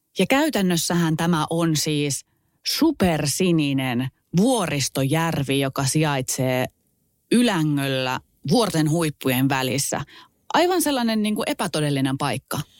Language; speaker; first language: Finnish; native; Finnish